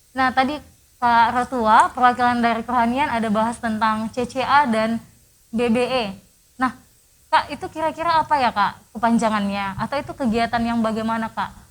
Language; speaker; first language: Indonesian; native; Indonesian